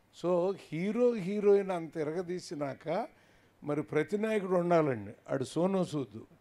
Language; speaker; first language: Telugu; native; Telugu